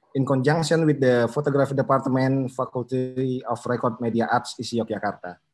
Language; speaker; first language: English; non-native, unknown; Indonesian